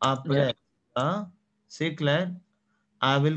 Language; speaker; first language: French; non-native, fluent; Hindi